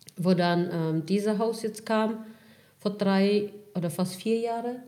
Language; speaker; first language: German; non-native, fluent; Czech